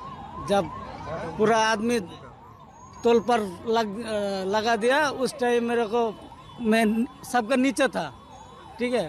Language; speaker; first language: Hindi; non-native, local second language; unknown